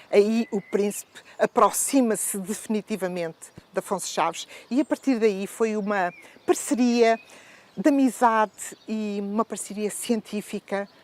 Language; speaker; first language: Portuguese; native; Portuguese